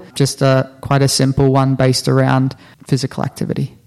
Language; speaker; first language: English; native; English